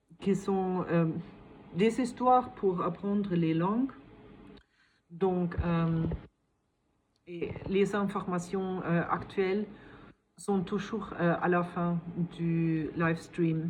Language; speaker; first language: French; non-native, fluent; German